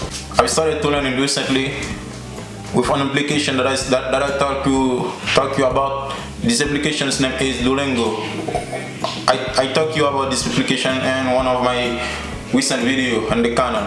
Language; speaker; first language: English; non-native, learner; Haitian Creole